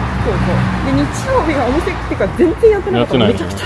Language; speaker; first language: Japanese; native; Japanese